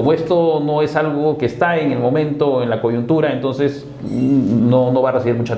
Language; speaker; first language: Spanish; native; Spanish